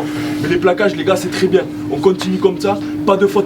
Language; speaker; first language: French; native; French